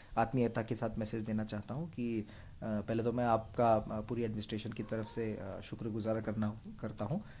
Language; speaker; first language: Hindi; non-native, local second language; Marathi